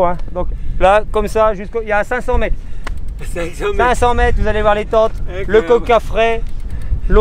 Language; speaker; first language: French; native; French